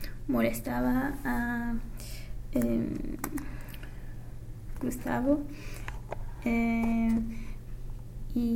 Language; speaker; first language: Spanish; non-native, learner; English